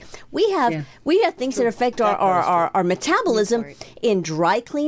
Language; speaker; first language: English; native; English